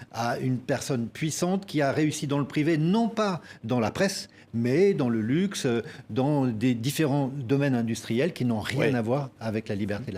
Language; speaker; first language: French; native; French